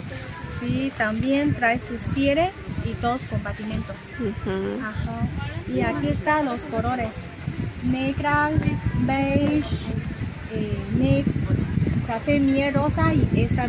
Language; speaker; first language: Spanish; non-native, learner; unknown